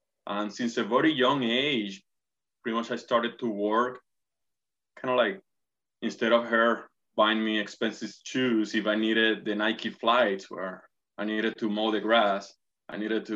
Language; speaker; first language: English; non-native, fluent; Spanish